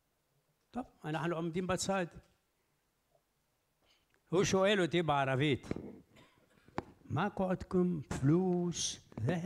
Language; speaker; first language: Hebrew; early bilingual, other home language; Arabic